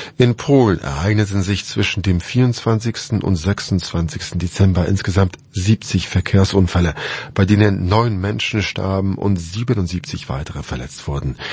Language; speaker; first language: German; non-native, fluent; Polish